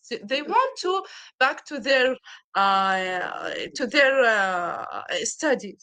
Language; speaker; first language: English; non-native, learner; Arabic